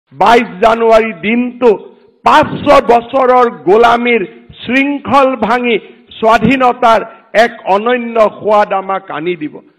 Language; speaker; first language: Assamese; native; Assamese